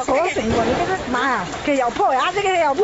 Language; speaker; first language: Chinese; native; Chinese